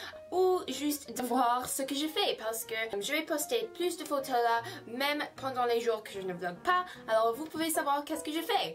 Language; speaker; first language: French; non-native, fluent; English